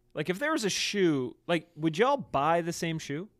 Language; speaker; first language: English; native; English